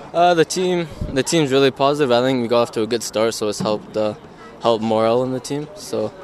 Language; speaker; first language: English; native; English